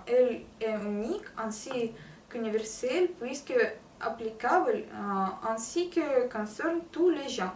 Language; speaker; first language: French; non-native, learner; Russian